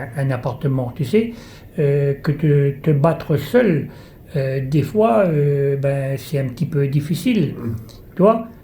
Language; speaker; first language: French; native; French